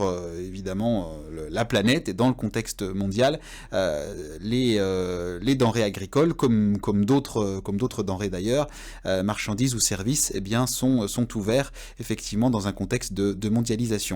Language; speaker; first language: French; native; French